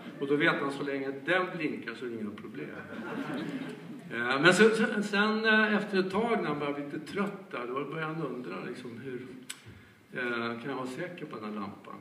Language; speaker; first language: Swedish; native; Swedish